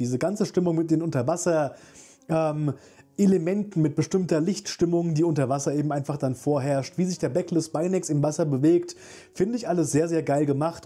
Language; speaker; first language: German; native; German